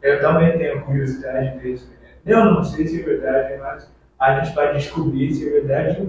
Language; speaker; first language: Portuguese; non-native, fluent; Haitian Creole